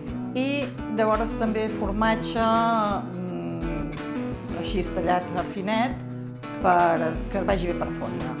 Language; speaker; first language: Catalan; native; Catalan